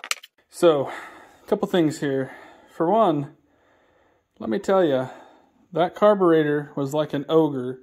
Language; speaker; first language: English; native; English